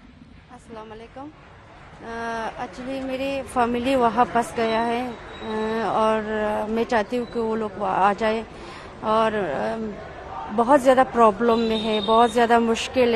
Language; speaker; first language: Hindi; non-native, fluent; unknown